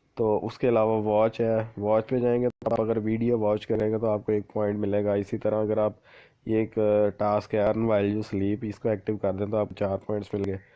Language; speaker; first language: Urdu; non-native, local second language; Punjabi